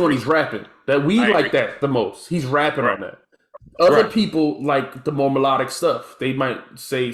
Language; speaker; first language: English; native; English